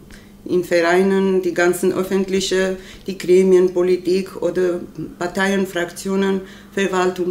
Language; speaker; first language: German; non-native, learner; Armenian